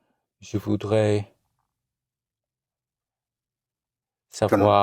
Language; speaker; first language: French; non-native, learner; English